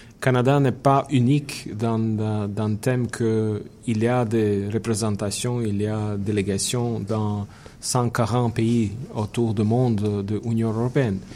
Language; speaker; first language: French; non-native, fluent; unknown